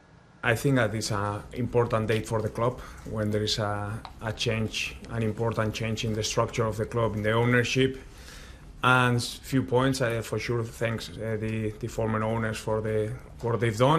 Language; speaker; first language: English; non-native, fluent; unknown